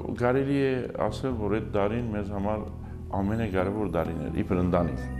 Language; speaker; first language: Armenian; early bilingual, heritage; Armenian